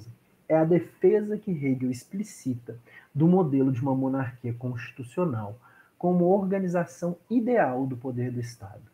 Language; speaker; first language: Portuguese; native; Portuguese